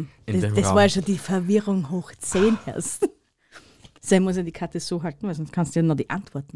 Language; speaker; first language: German; native; German